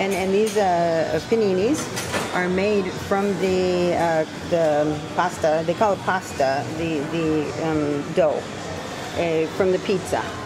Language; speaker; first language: English; native; English